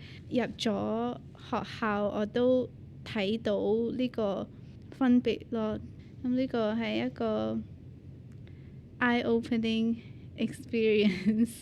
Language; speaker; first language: Cantonese; early bilingual, other home language; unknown